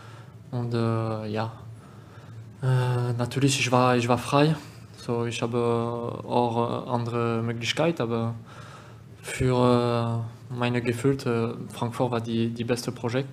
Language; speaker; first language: German; non-native, learner; French